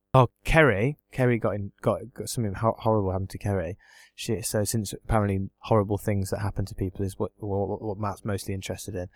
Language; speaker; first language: English; native; English